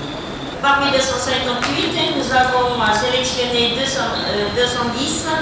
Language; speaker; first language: French; non-native, fluent; Vietnamese